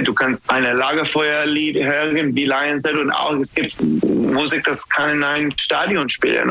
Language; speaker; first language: German; non-native, fluent; English